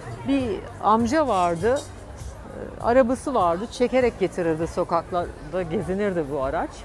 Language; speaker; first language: Turkish; native; Turkish